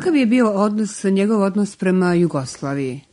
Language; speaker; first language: Serbian; native; Serbian